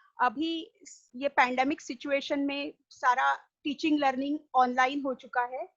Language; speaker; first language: Hindi; non-native, local second language; Marathi